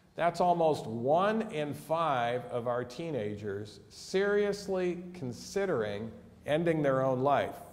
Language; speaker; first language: English; native; English